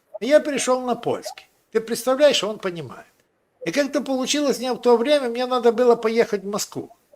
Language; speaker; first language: Russian; native; Russian